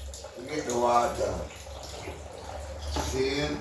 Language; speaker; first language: English; non-native, local second language; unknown